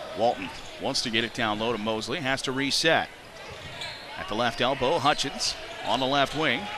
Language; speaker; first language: English; native; English